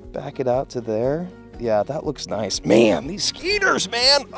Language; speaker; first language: English; native; English